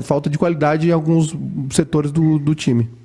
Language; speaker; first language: Portuguese; native; Portuguese